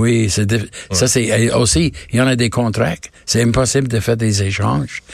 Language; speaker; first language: French; non-native, learner; English